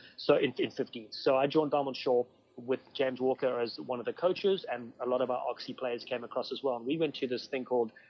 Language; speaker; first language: English; native; English